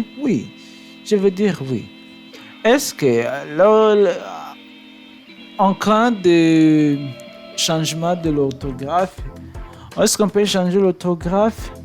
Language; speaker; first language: French; non-native, learner; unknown